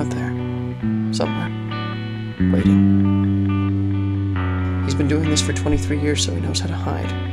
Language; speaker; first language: English; native; English